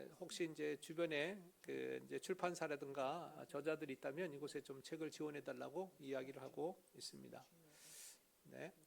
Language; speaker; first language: Korean; native; Korean